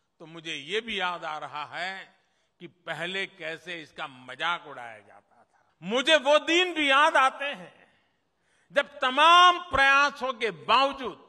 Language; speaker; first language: Hindi; non-native, local second language; Gujarati